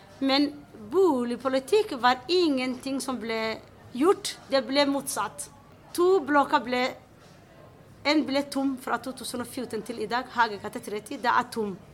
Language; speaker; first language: Norwegian; non-native, fluent; Somali